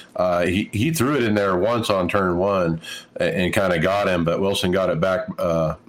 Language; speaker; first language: English; native; English